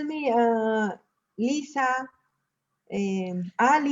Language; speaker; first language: English; non-native, learner; Spanish